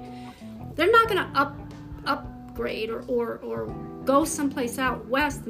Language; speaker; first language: English; native; English